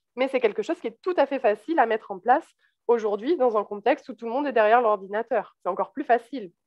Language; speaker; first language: French; native; French